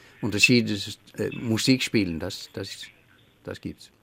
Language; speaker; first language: German; non-native, learner; Faroese